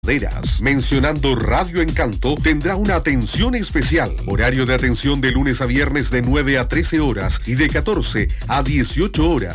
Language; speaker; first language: Spanish; native; Spanish